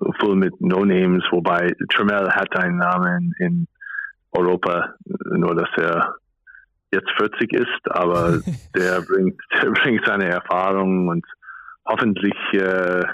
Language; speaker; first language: German; non-native, fluent; English